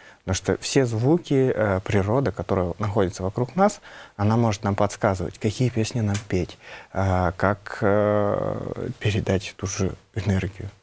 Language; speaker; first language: Russian; non-native, local second language; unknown